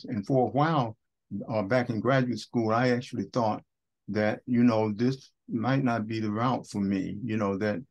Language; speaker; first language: English; native; English